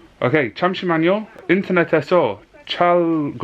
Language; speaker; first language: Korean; non-native, learner; English